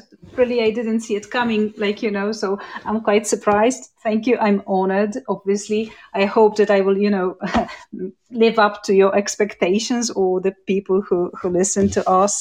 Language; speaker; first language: English; non-native, fluent; Polish